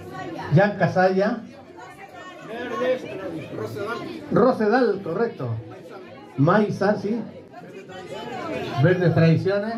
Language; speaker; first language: Spanish; native; Spanish